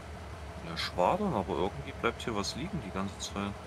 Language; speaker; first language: German; native; German